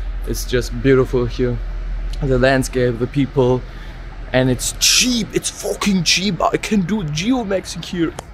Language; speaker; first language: English; non-native, fluent; German